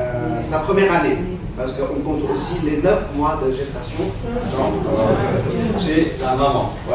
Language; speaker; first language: French; non-native, fluent; Vietnamese